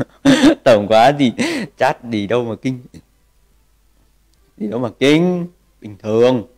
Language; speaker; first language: Vietnamese; native; Vietnamese